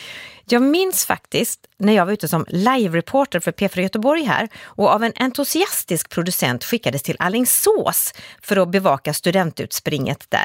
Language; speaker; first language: Swedish; native; Swedish